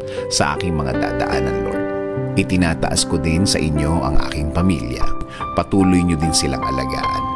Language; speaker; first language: Filipino; native; Filipino